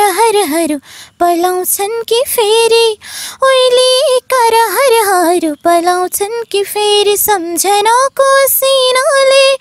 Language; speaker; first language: Nepali; non-native, local second language; Dangaura Tharu